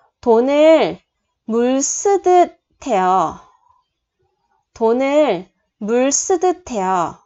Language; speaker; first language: Korean; non-native, fluent; Vietnamese